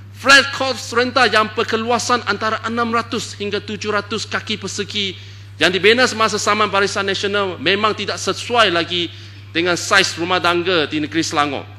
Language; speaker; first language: Malay; non-native, local second language; Chinese